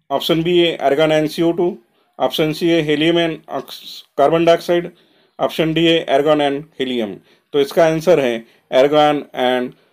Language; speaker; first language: Hindi; non-native, local second language; Marathi